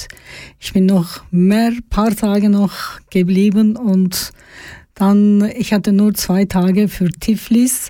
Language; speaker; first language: German; non-native, learner; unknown